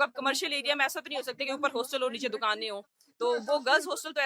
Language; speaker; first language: Urdu; native; Urdu